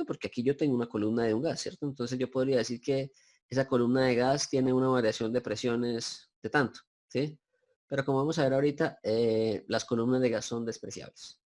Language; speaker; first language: Spanish; native; Spanish